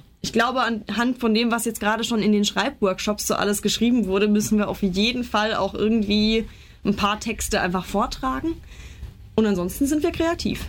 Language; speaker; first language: German; native; German